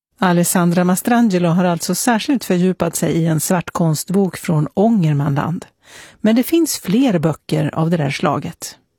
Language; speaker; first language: Swedish; native; Swedish